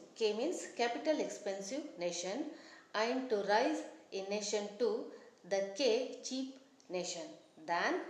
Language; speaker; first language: English; non-native, local second language; Kannada